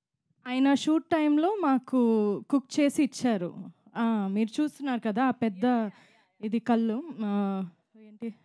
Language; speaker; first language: Telugu; non-native, fluent; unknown